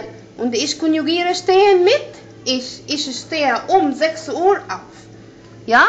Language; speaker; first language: German; non-native, fluent; Arabic